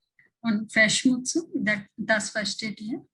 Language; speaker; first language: German; non-native, fluent; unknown